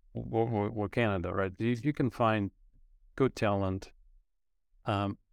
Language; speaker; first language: English; non-native, fluent; Ukrainian